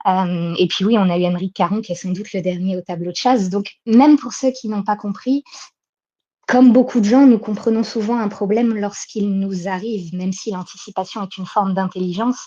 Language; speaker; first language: French; native; French